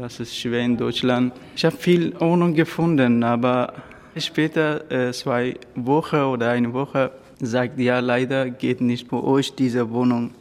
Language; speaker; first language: German; non-native, learner; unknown